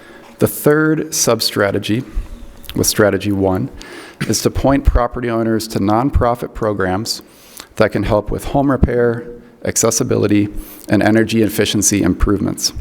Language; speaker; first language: English; native; English